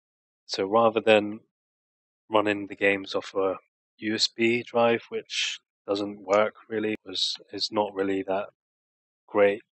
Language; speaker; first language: English; native; English